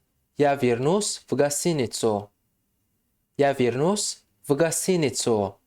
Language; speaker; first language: Russian; non-native, fluent; Tajik